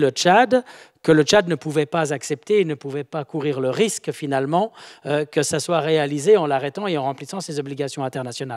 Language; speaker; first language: French; native; French